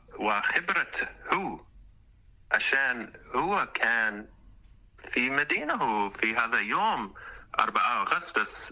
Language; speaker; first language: Arabic; non-native, learner; English